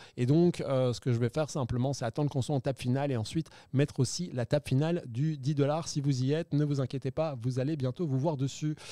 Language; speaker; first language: French; native; French